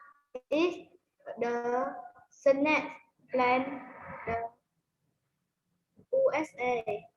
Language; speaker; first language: English; non-native, learner; Vietnamese